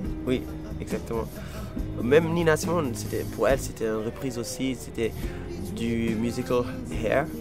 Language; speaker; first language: French; non-native, fluent; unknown